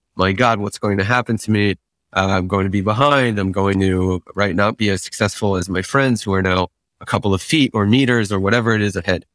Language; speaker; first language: English; native; English